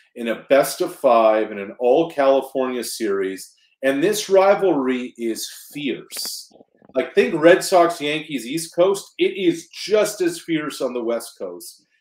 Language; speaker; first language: English; native; English